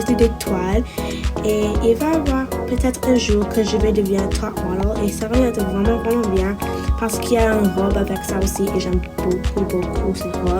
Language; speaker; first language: French; non-native, learner; English